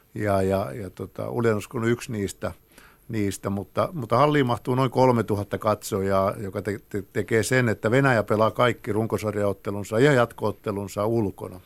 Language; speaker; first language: Finnish; native; Finnish